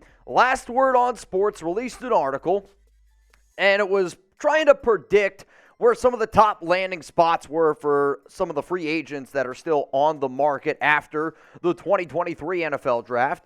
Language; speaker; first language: English; native; English